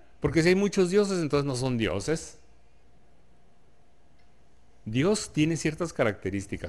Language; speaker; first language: Spanish; native; Spanish